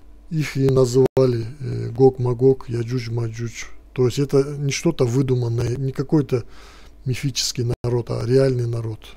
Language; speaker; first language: Russian; non-native, local second language; Turkish